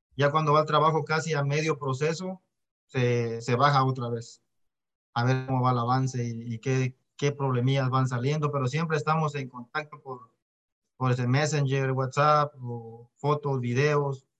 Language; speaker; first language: Spanish; native; Spanish